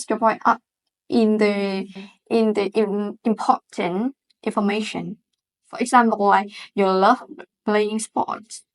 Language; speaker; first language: English; non-native, fluent; Vietnamese